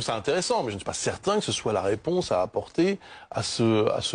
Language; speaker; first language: French; native; French